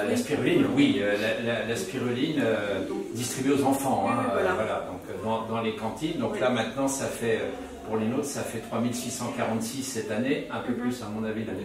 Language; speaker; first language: French; native; French